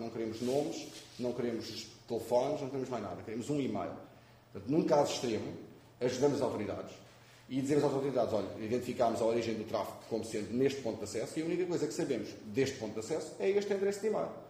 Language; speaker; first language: Portuguese; native; Portuguese